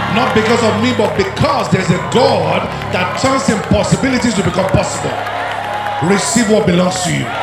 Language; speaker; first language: English; non-native, local second language; Yoruba